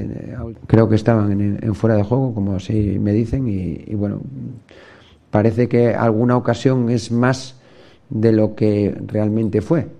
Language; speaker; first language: Spanish; native; Spanish